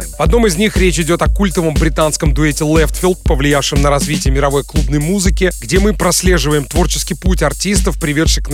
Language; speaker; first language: Russian; native; Russian